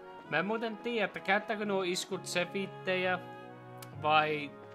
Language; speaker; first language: Finnish; native; Finnish